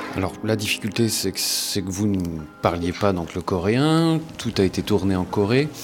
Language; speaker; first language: French; native; French